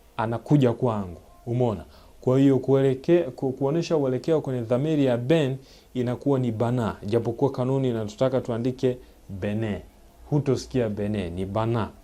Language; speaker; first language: Swahili; native; Swahili